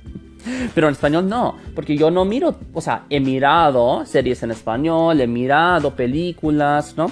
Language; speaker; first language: Spanish; non-native, fluent; English